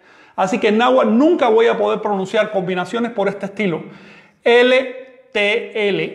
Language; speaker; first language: Spanish; native; Spanish